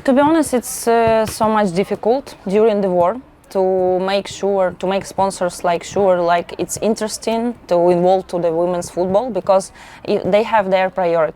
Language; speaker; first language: English; non-native, fluent; Ukrainian